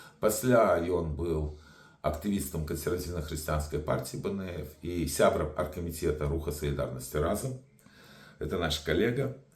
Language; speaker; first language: Belarusian; non-native, local second language; Russian